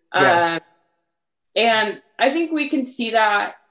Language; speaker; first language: English; early bilingual, other home language; French